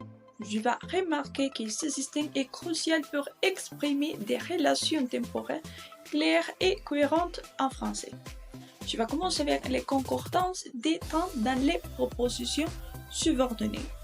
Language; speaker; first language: French; non-native, learner; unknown